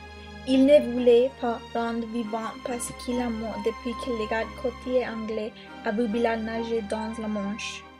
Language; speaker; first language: French; non-native, learner; English